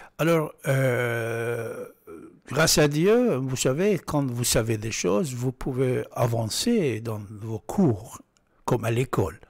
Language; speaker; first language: French; non-native, fluent; Persian